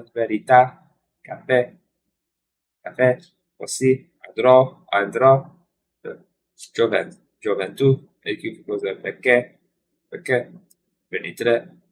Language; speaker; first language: Italian; non-native, learner; English